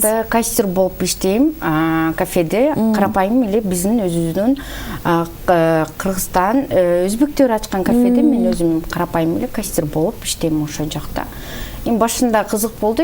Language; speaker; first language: Kyrgyz; early bilingual, heritage; Kyrgyz